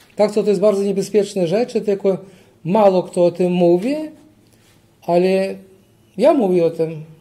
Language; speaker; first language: Polish; early bilingual, heritage; Polish